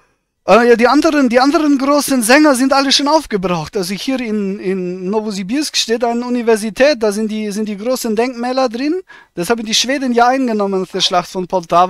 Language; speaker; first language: German; native; German